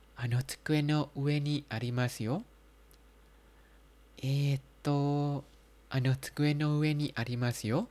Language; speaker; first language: Japanese; non-native, fluent; Thai